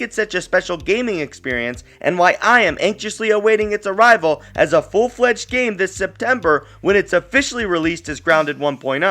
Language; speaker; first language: English; native; English